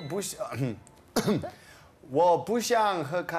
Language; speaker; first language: Chinese; non-native, learner; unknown